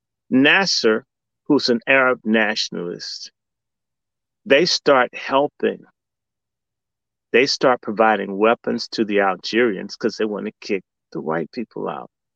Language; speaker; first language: English; native; English